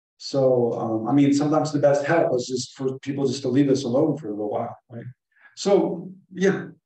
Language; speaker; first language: English; native; English